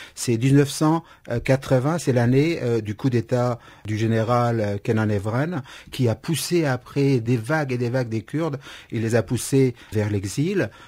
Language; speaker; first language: French; non-native, fluent; Kurdish